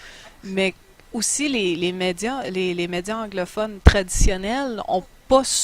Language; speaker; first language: French; native; French